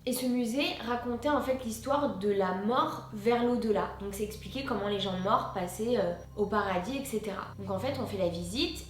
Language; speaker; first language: French; native; French